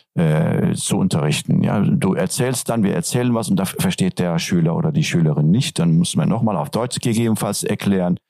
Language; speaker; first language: German; non-native, fluent; Turkish